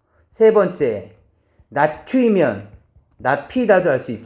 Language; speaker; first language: Korean; native; Korean